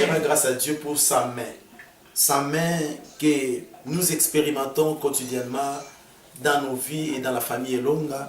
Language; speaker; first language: French; non-native, local second language; Lingala